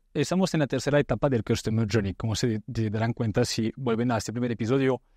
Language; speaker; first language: Spanish; non-native, fluent; French